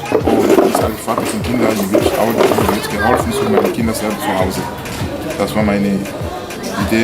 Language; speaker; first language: German; non-native, learner; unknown